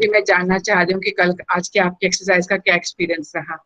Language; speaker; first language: Hindi; native; Hindi